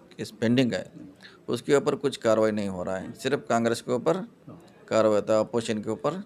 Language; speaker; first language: Hindi; non-native, local second language; Kannada